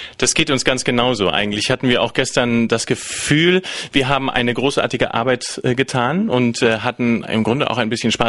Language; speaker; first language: German; native; German